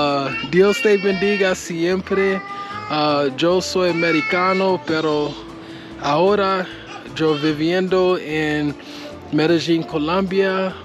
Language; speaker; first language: Spanish; non-native, learner; English